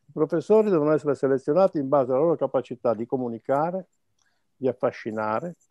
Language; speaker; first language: Italian; native; Italian